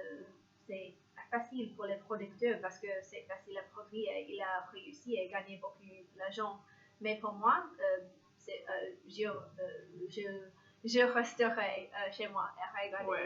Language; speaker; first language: French; non-native, learner; English